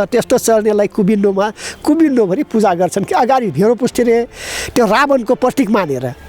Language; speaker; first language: Nepali; non-native, local second language; Dangaura Tharu